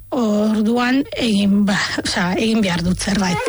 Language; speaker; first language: Basque; non-native, fluent; Arabic